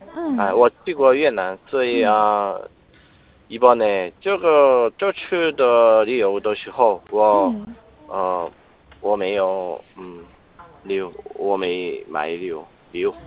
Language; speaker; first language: Chinese; non-native, learner; Korean